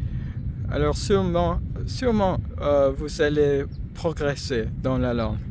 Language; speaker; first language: French; non-native, fluent; English